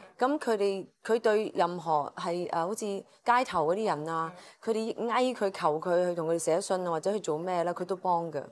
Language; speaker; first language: Cantonese; native; Cantonese